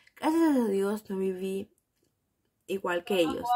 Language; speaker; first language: German; early bilingual, other home language; Spanish